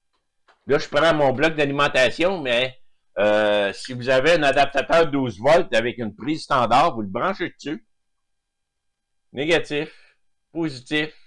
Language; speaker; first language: French; native; French